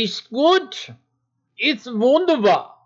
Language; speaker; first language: German; non-native, learner; English